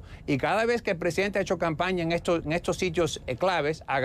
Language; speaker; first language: Spanish; native; Spanish